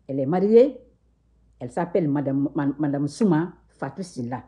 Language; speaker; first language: French; non-native, local second language; Susu